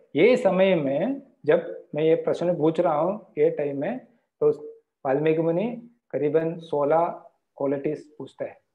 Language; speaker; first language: Hindi; non-native, local second language; Marathi